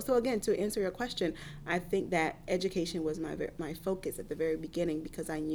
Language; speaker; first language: English; early bilingual, other home language; Haitian Creole